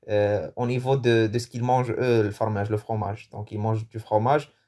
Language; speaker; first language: French; non-native, local second language; Arabic